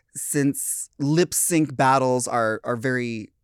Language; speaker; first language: English; early bilingual, other home language; Filipino